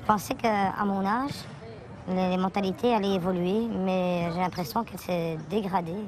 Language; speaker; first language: French; early bilingual, other home language; Arabic